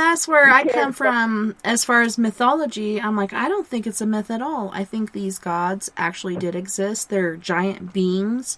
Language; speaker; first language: English; native; English